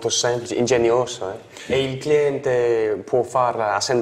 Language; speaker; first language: Italian; non-native, learner; English